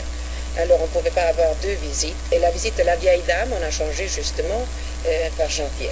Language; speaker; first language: French; non-native, fluent; Swedish